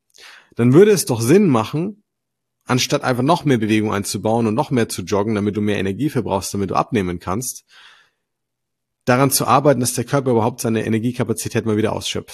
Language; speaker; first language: German; native; German